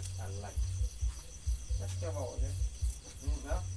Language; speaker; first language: Thai; native; Thai